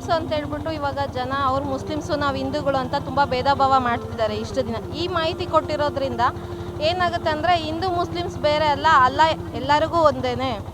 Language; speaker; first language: Kannada; native; Kannada